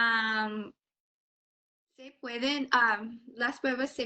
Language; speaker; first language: Spanish; non-native, learner; English